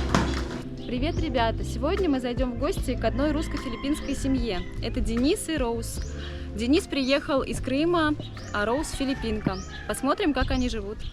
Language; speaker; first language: Russian; native; Russian